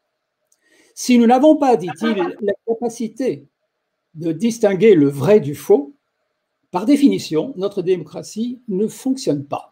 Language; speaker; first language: French; native; French